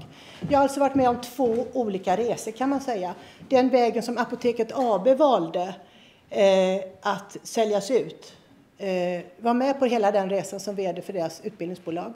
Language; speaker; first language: Swedish; native; Swedish